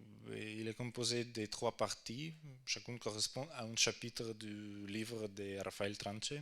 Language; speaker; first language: French; non-native, fluent; Ukrainian